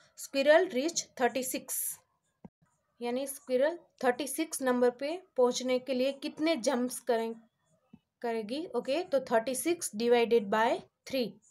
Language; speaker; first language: Hindi; non-native, local second language; Gujarati